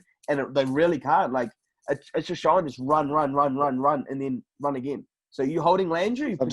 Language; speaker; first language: English; native; English